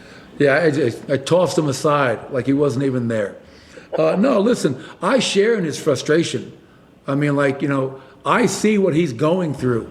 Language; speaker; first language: English; native; English